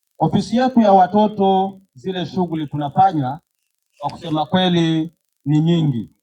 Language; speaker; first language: Swahili; native; Swahili